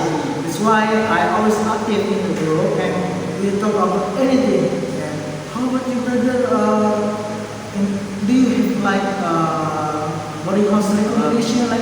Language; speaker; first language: English; non-native, learner; Indonesian